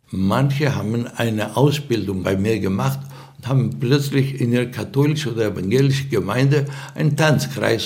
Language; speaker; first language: German; non-native, fluent; Greek